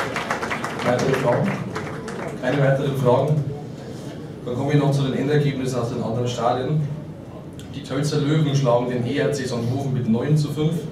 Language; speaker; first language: German; native; German